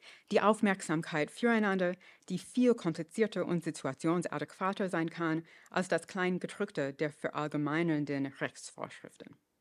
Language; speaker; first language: German; non-native, fluent; English